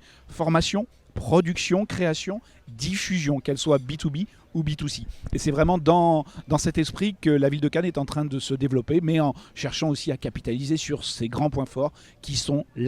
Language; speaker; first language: French; native; French